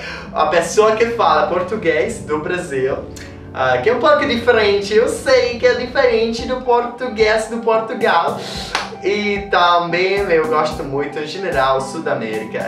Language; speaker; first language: Portuguese; non-native, learner; Italian